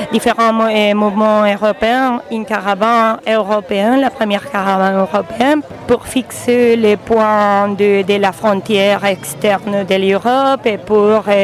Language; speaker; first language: French; non-native, learner; Spanish